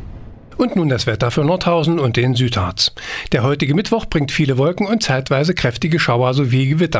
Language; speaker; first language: German; native; German